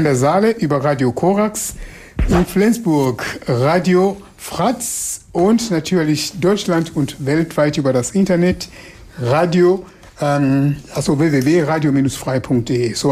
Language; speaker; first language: German; non-native, fluent; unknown